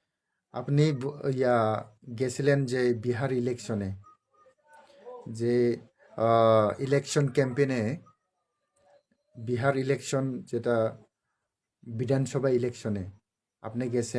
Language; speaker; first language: Bangla; non-native, local second language; Kok Borok